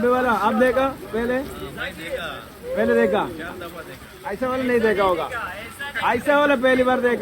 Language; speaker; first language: Hindi; non-native, local second language; Malayalam